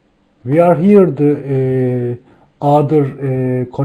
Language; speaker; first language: English; non-native, learner; Turkish